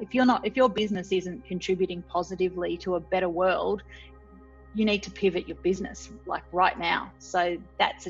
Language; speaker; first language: English; native; English